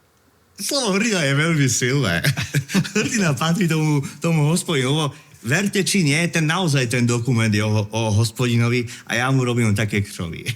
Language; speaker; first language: Slovak; native; Slovak